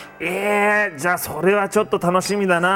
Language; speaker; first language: Japanese; native; Japanese